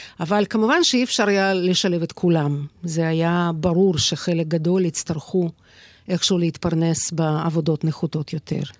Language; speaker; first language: Hebrew; non-native, fluent; Russian